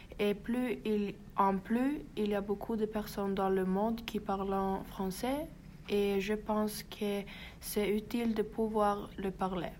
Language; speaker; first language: French; non-native, learner; Norwegian